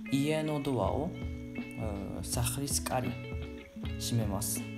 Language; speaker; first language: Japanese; non-native, learner; Georgian